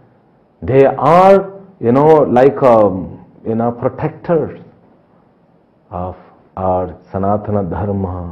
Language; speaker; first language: English; non-native, local second language; Telugu